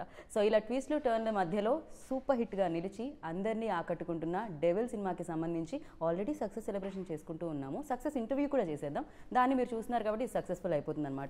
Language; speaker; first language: Telugu; native; Telugu